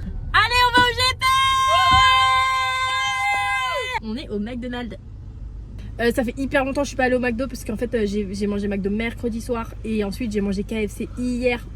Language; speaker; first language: French; native; French